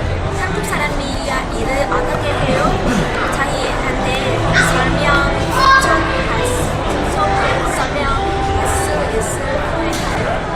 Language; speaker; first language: Korean; non-native, learner; Vietnamese